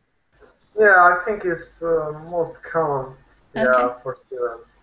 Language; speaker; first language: English; non-native, learner; Polish